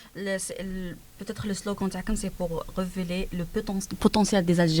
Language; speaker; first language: French; non-native, local second language; Arabic